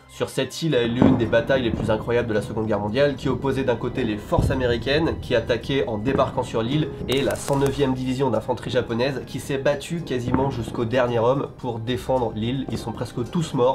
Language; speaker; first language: French; native; French